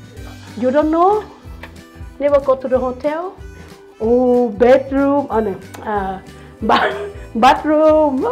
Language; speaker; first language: English; non-native, learner; Thai